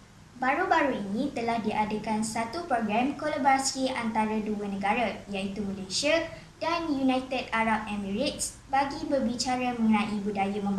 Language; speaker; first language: Malay; native; Malay